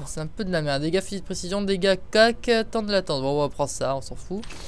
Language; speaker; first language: French; native; French